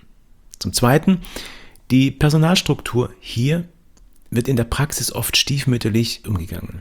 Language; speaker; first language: German; native; German